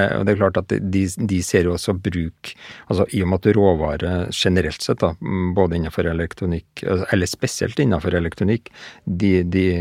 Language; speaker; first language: Norwegian; native; Norwegian